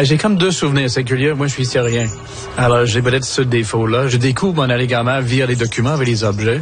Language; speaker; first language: French; native; French